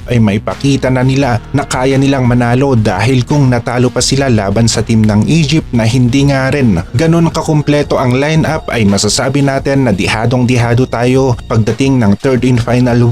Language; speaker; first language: Filipino; native; Filipino